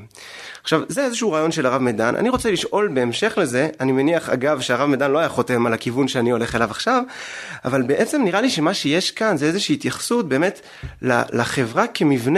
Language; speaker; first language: Hebrew; native; Hebrew